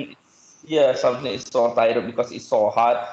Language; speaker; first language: English; non-native, learner; Indonesian